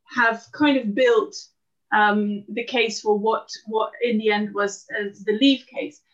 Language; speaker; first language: English; non-native, fluent; Dutch